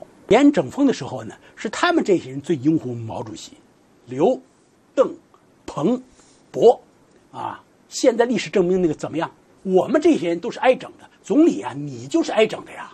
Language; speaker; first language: Chinese; native; Chinese